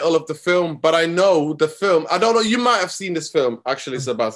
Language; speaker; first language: English; native; English